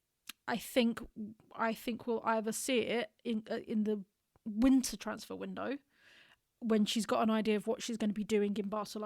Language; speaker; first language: English; native; English